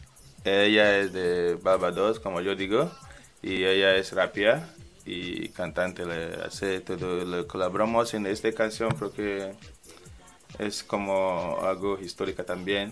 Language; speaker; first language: Spanish; non-native, learner; English